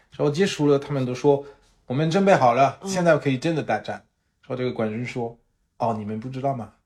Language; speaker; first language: Chinese; non-native, fluent; French